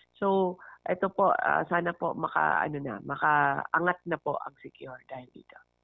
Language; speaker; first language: Filipino; non-native, local second language; Hiligaynon